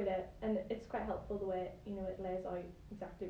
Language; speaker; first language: English; native; English